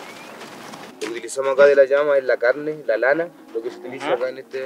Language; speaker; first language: Spanish; native; Spanish